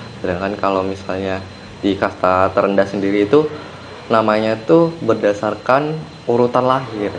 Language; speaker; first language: Indonesian; native; Indonesian